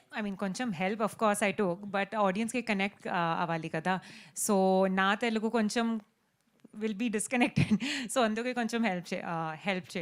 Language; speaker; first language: Telugu; non-native, learner; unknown